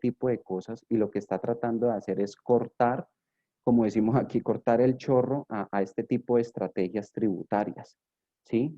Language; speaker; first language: Spanish; native; Spanish